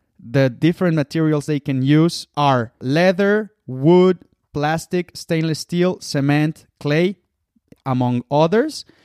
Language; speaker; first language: English; non-native, fluent; Spanish